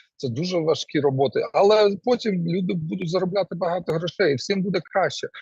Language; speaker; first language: Ukrainian; non-native, local second language; Russian